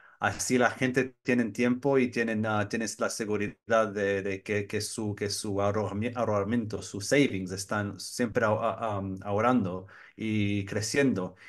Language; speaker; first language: Spanish; non-native, learner; English